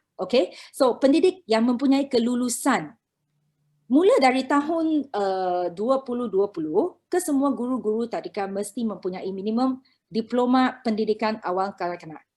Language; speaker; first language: Malay; non-native, local second language; Chinese